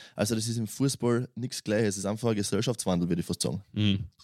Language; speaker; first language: German; native; German